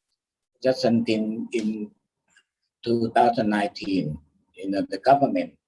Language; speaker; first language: English; non-native, learner; Thai